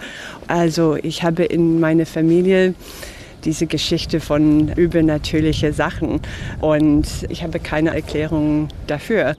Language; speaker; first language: German; non-native, fluent; English